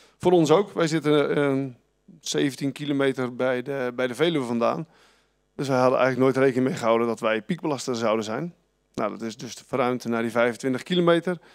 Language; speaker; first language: Dutch; native; Dutch